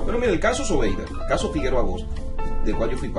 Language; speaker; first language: Spanish; native; Spanish